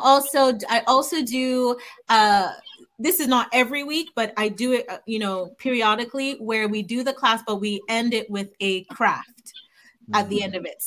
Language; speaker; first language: English; non-native, local second language; Yoruba